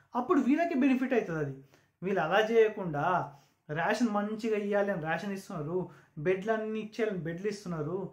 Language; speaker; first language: Telugu; non-native, local second language; Urdu